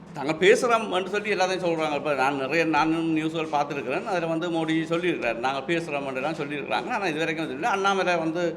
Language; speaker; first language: Tamil; native; Tamil